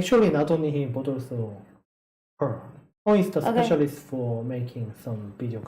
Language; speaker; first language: English; non-native, learner; Korean